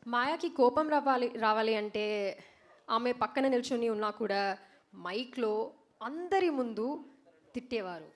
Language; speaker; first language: Telugu; non-native, learner; Malayalam